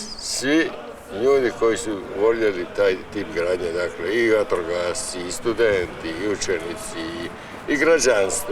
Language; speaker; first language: Croatian; native; Croatian